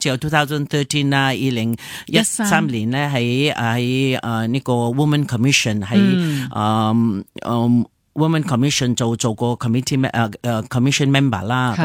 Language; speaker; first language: Cantonese; non-native, fluent; Nepali